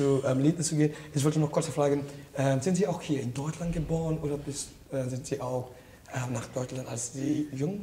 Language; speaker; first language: German; non-native, learner; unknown